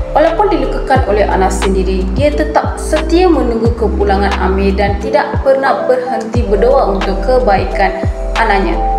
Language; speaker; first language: Malay; non-native, local second language; Tamil